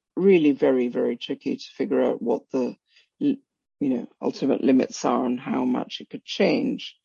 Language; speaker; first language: English; non-native, local second language; Bangla